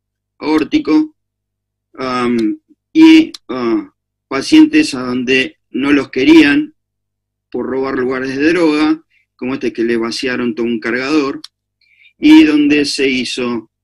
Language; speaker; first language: Spanish; native; Spanish